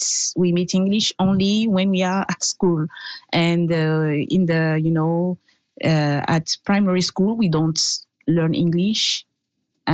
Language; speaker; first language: English; non-native, fluent; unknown